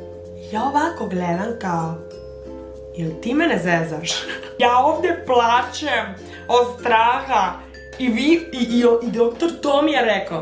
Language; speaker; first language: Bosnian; early bilingual, heritage; Spanish